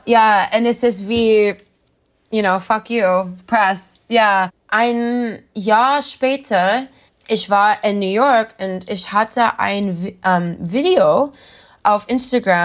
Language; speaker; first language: German; non-native, learner; English